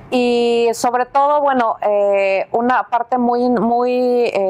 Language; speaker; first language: Spanish; native; Spanish